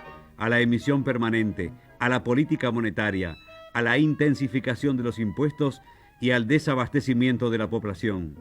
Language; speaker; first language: Spanish; native; Spanish